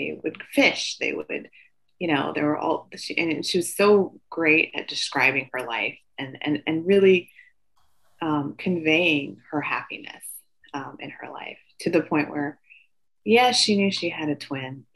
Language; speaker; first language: English; native; English